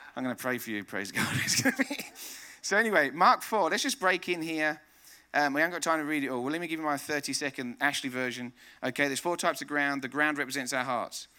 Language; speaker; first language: English; native; English